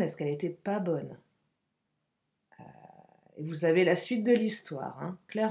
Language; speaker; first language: French; native; French